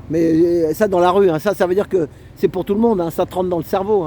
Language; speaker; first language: French; native; French